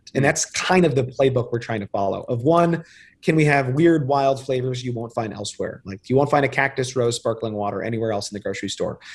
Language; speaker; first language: English; native; English